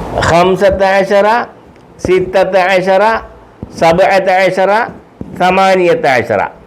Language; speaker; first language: Arabic; non-native, fluent; Malayalam